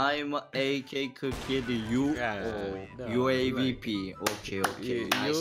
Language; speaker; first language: English; non-native, learner; Turkish